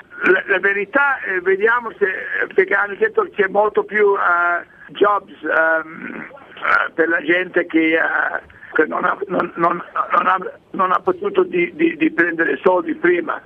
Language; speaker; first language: Italian; early bilingual, heritage; English